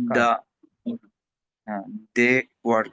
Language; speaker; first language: English; non-native, learner; Bangla